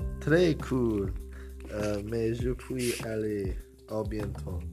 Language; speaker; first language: French; non-native, learner; English